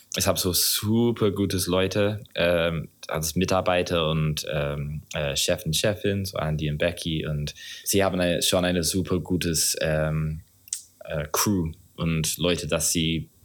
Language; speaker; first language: German; non-native, fluent; English